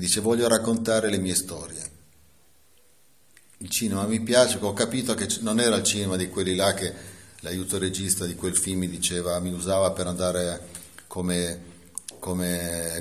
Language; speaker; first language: Italian; native; Italian